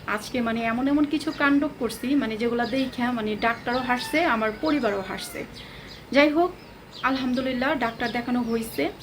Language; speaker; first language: Bangla; early bilingual, heritage; Bangla